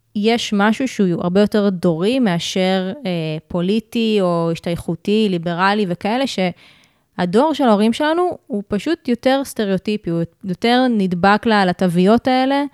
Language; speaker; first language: Hebrew; native; Hebrew